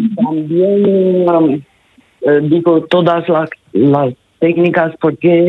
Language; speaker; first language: Spanish; non-native, learner; Italian